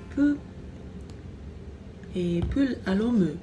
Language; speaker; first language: French; non-native, fluent; Japanese